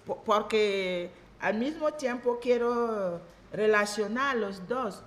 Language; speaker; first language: Spanish; non-native, fluent; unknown